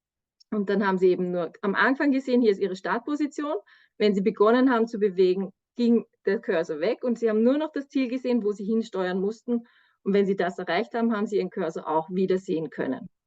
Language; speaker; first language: German; native; German